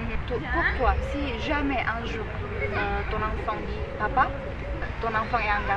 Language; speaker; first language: French; non-native, fluent; Indonesian